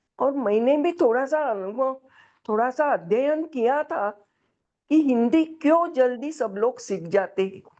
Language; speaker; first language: Hindi; non-native, local second language; Marathi